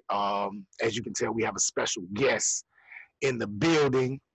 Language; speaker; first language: English; native; English